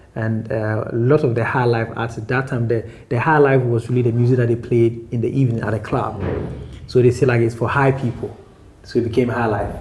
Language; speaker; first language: English; non-native, local second language; Akan